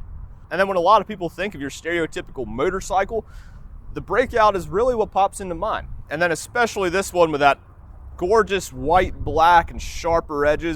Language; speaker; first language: English; native; English